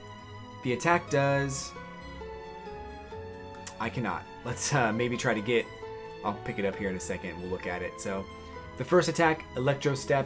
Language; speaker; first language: English; native; English